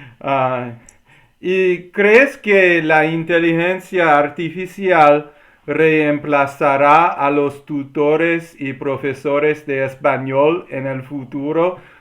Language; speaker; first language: Spanish; non-native, learner; English